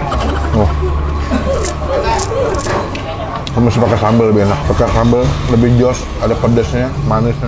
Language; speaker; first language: Indonesian; native; Indonesian